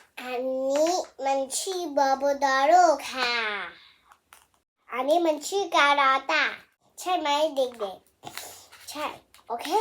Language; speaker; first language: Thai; early bilingual, heritage; Thai